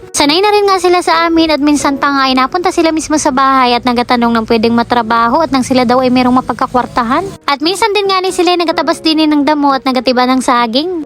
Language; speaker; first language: Filipino; native; Filipino